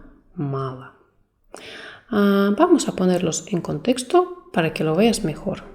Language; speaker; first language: Spanish; non-native, fluent; Russian